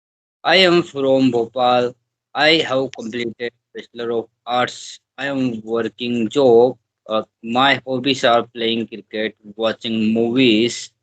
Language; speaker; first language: English; non-native, learner; Hindi